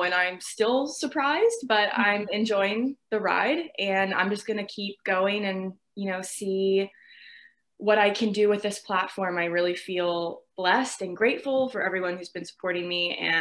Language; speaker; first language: English; native; English